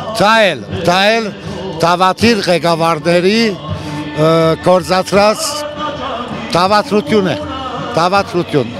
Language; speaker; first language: Armenian; early bilingual, heritage; Armenian